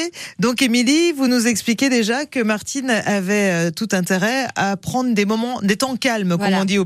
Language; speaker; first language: French; native; French